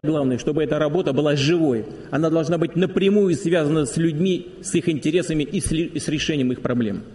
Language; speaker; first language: Russian; native; Russian